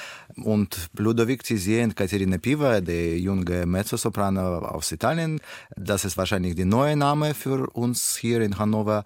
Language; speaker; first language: German; non-native, learner; Russian